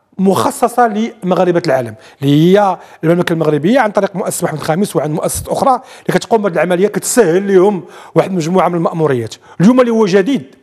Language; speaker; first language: Arabic; native; Arabic